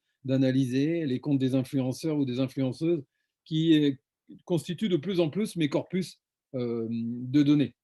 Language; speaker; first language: French; native; French